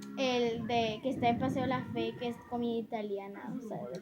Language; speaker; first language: Spanish; native; Spanish